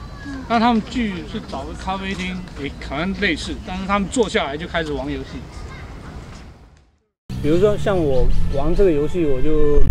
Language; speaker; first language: Chinese; native; Chinese